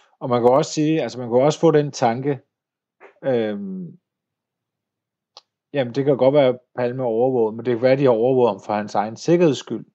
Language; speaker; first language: Danish; native; Danish